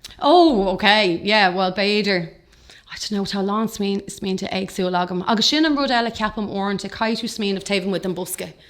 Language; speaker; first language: Irish; non-native, local second language; English